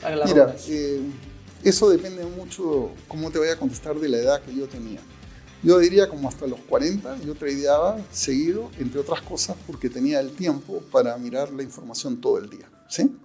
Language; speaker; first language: Spanish; native; Spanish